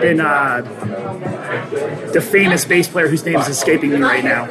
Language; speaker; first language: English; native; English